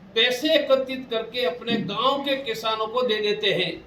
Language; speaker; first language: Hindi; non-native, local second language; Gujarati